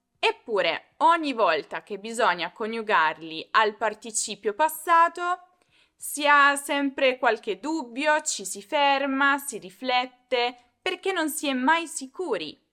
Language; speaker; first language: Italian; native; Italian